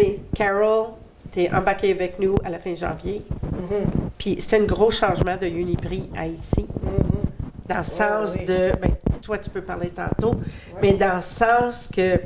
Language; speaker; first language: French; native; French